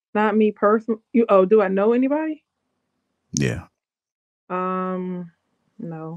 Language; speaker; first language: English; native; English